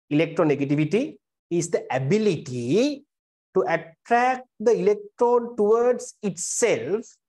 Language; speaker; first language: English; non-native, local second language; Sinhala